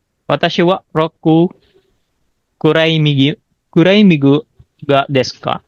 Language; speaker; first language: Japanese; non-native, learner; Filipino